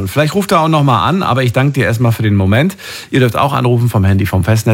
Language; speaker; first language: German; native; German